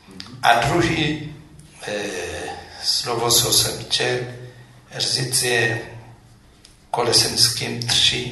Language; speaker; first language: Czech; non-native, fluent; Amharic